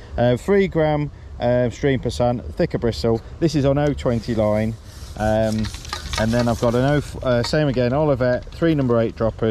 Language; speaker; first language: English; native; English